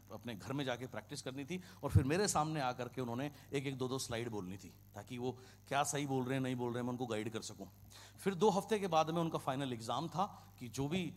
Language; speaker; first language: Hindi; non-native, local second language; Kannada